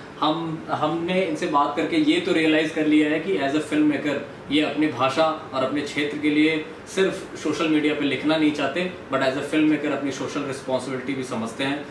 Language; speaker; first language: Hindi; native; Hindi